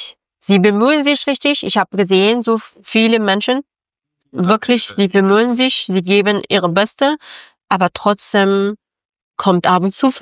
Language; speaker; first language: German; non-native, learner; Persian